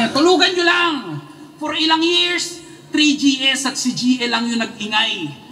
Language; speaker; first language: Filipino; native; Filipino